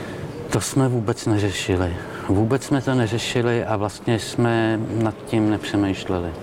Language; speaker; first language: Czech; native; Czech